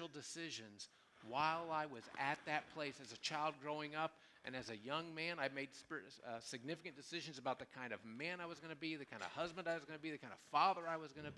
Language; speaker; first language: English; native; English